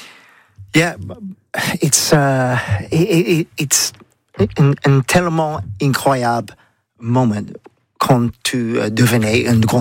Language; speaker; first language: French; non-native, learner; English